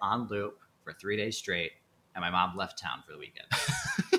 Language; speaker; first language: English; native; English